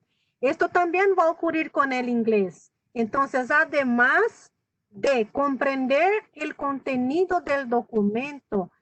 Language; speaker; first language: Spanish; non-native, fluent; Portuguese